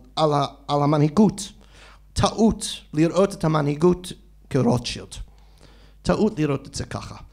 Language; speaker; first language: Hebrew; non-native, fluent; English